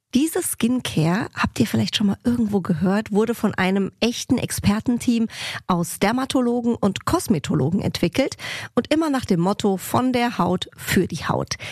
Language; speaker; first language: German; early bilingual, other home language; Spanish